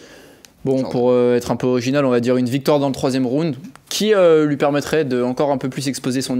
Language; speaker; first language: French; native; French